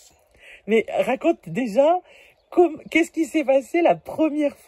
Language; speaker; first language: French; native; French